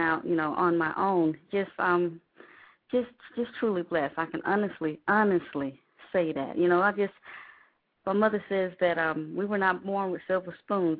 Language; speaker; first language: English; native; English